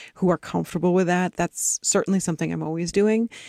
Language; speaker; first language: English; native; English